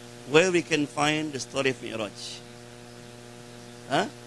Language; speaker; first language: English; non-native, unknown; Indonesian